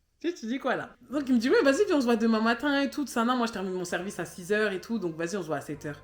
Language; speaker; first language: French; native; French